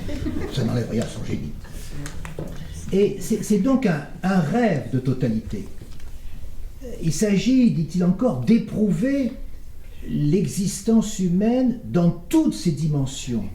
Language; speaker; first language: French; native; French